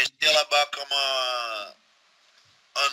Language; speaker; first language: French; non-native, learner; Portuguese